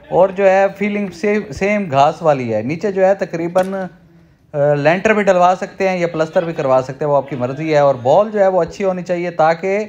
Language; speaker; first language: Urdu; native; Urdu